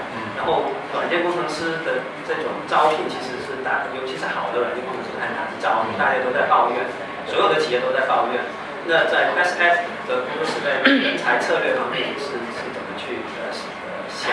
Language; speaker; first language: Chinese; native; Chinese